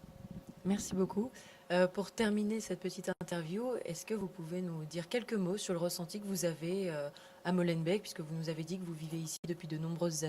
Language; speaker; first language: French; native; French